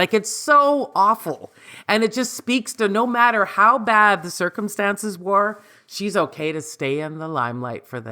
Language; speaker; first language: English; native; English